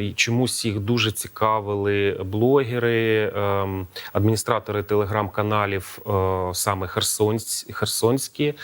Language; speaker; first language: Ukrainian; native; Ukrainian